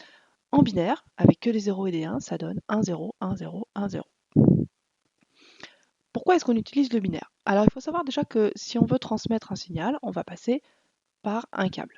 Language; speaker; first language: French; native; French